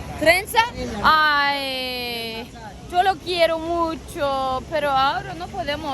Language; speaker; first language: Spanish; non-native, learner; Turkish